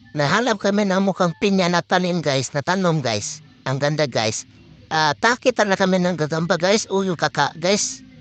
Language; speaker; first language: Filipino; non-native, local second language; Cebuano